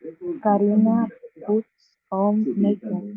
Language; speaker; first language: English; non-native, learner; Spanish